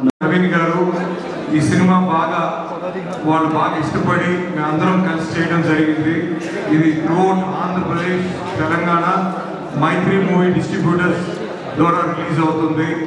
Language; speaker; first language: Telugu; native; Telugu